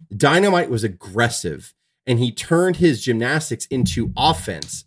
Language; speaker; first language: English; native; English